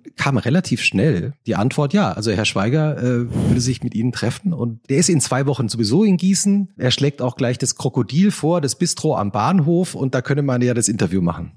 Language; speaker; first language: German; native; German